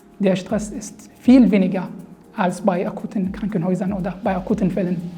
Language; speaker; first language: German; non-native, fluent; Arabic